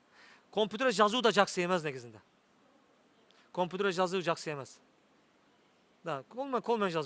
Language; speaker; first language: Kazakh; non-native, learner; Turkish